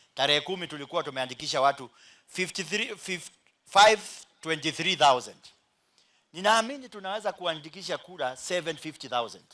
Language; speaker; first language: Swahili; native; Swahili